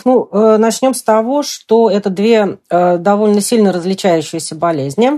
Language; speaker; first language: Russian; native; Russian